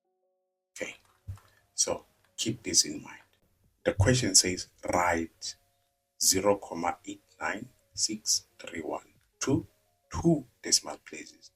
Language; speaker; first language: English; non-native, local second language; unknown